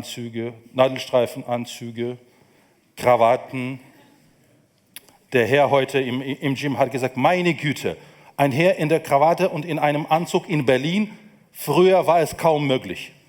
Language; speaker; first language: German; non-native, fluent; Ukrainian